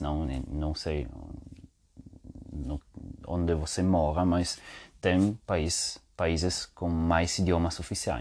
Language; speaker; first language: Portuguese; non-native, learner; Spanish